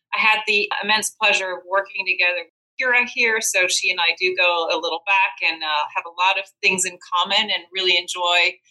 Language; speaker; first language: English; non-native, fluent; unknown